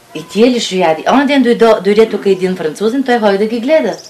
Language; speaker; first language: Bulgarian; native; Bulgarian